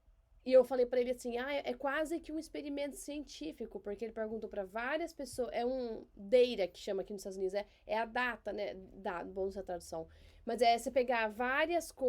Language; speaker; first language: Portuguese; native; Portuguese